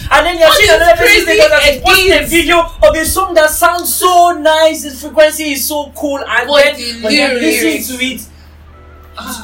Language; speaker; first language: English; non-native, local second language; Yoruba